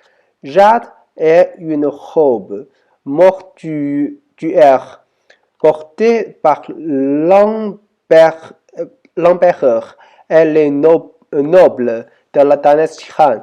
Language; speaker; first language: French; non-native, learner; Chinese